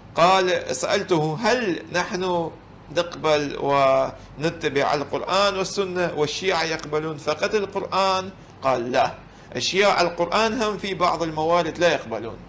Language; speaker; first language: Arabic; non-native, fluent; Russian